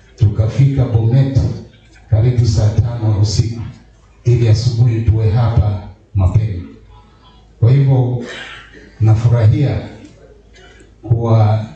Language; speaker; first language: Swahili; native; Swahili